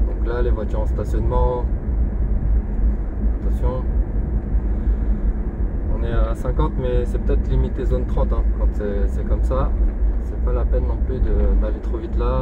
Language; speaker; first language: French; native; French